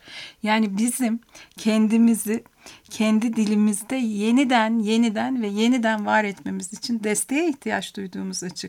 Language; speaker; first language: Turkish; native; Turkish